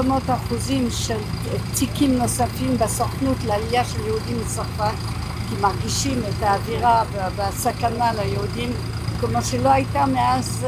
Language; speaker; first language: Hebrew; non-native, fluent; French